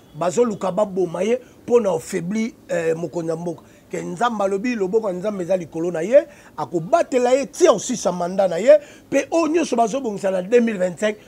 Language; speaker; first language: Lingala; native; Lingala